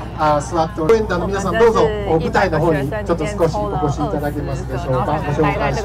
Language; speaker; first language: Japanese; native; Japanese